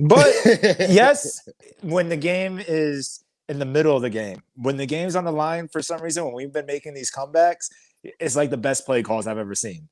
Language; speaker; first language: English; native; English